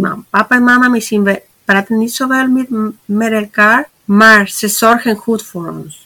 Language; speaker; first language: Dutch; non-native, learner; Spanish